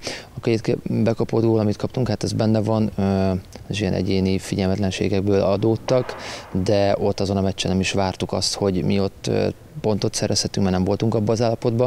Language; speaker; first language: Hungarian; native; Hungarian